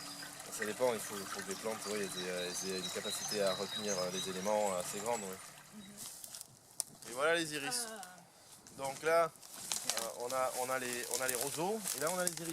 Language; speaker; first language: French; native; French